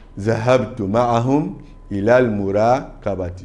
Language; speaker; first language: Arabic; non-native, fluent; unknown